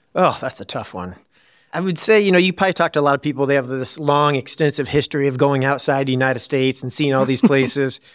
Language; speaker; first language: English; native; English